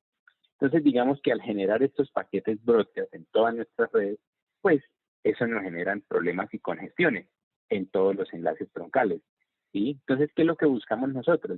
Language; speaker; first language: Spanish; native; Spanish